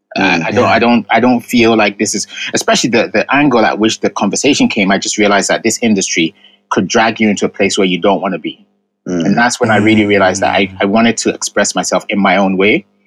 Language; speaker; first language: English; non-native, local second language; Ga